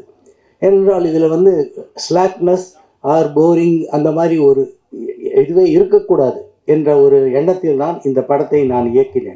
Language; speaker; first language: Tamil; native; Tamil